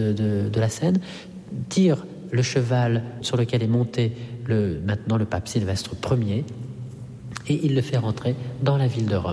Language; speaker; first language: French; non-native, fluent; Italian